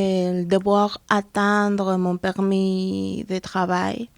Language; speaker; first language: French; non-native, fluent; Spanish